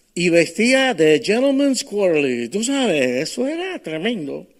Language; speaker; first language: Spanish; early bilingual, heritage; Spanish